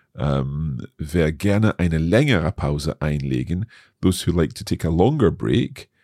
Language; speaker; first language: German; non-native, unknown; English